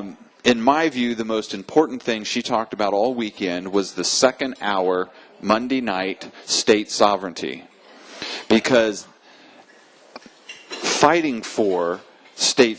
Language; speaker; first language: English; native; English